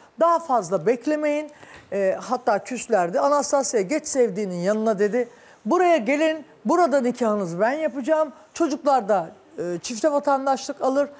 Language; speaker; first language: Turkish; native; Turkish